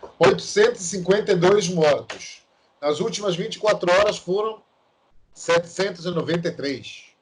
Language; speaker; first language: Portuguese; non-native, fluent; Italian